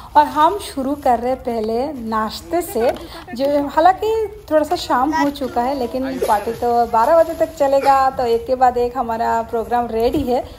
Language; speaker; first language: Hindi; non-native, local second language; Bangla